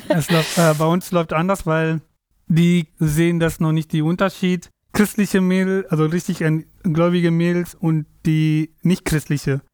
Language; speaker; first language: German; non-native, fluent; Tamil